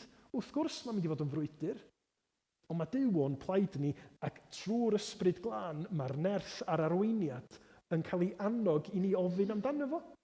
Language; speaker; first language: Welsh; native; Welsh